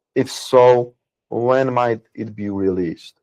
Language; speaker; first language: English; non-native, fluent; Polish